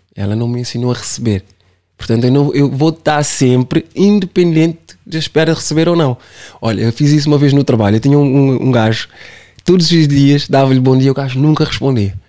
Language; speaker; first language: Portuguese; non-native, local second language; Kabuverdianu